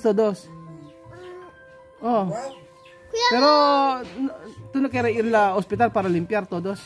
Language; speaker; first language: Spanish; non-native, learner; Filipino